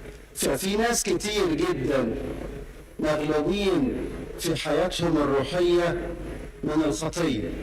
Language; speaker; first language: Arabic; native; Arabic